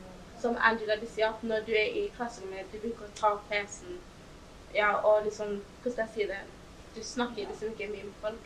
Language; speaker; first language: Norwegian; early bilingual, other home language; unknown